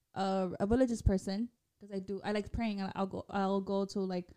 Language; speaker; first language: English; early bilingual, other home language; Spanish